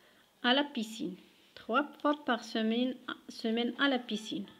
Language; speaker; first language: French; non-native, local second language; Arabic